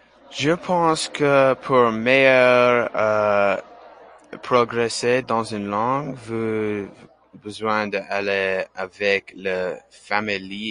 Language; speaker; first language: French; non-native, learner; English